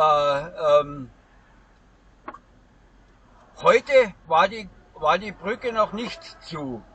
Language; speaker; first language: German; native; German